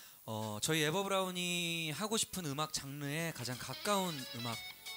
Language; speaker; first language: Korean; native; Korean